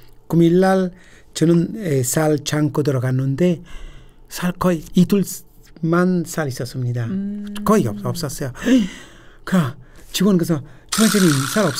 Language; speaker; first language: Korean; non-native, fluent; Italian